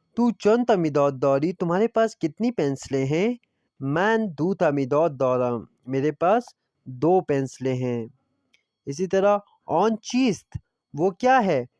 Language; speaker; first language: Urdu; non-native, local second language; Punjabi